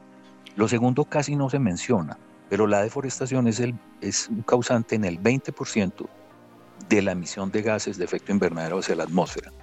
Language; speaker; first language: Spanish; native; Spanish